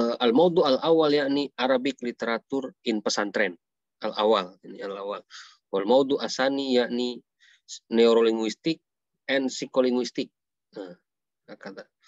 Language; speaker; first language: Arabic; non-native, fluent; Indonesian